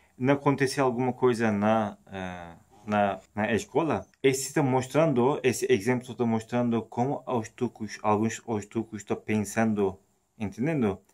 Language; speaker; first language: Portuguese; non-native, learner; Turkish